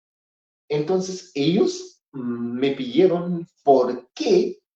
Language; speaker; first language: Spanish; non-native, fluent; Haitian Creole